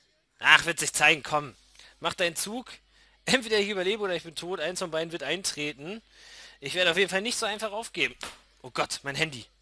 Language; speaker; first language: German; native; German